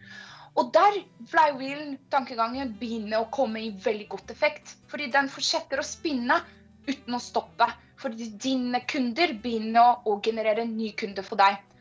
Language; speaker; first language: Norwegian; non-native, fluent; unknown